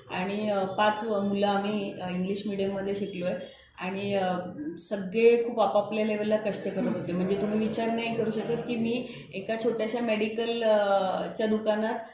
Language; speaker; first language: Marathi; non-native, local second language; Hindi